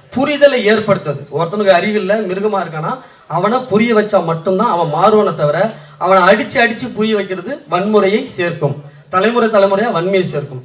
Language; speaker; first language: Tamil; native; Tamil